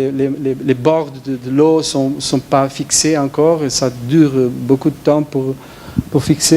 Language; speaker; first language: French; non-native, fluent; Portuguese